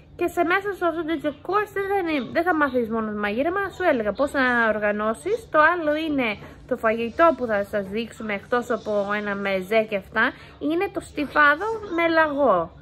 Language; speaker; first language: Greek; early bilingual, heritage; Greek